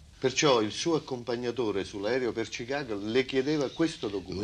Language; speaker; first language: Italian; native; Italian